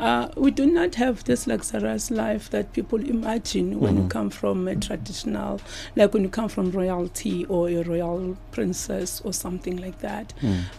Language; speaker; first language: English; non-native, local second language; Xhosa